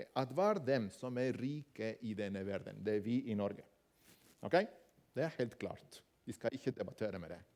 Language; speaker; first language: Norwegian; non-native, fluent; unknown